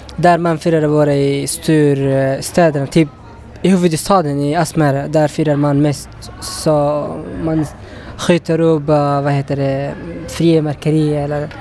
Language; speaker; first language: Swedish; non-native, learner; Tigrinya